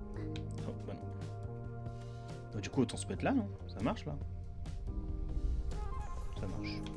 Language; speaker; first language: French; native; French